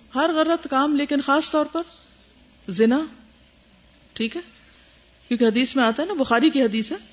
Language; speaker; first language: Urdu; native; Urdu